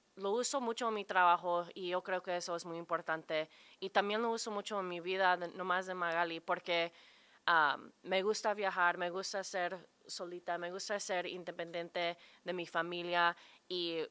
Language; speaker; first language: Spanish; early bilingual, heritage; Spanish